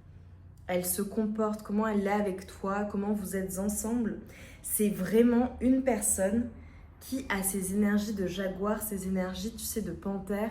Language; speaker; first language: French; native; French